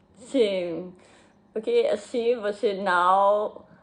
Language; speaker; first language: Portuguese; non-native, learner; German